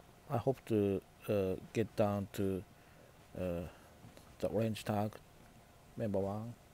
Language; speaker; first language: English; non-native, learner; Japanese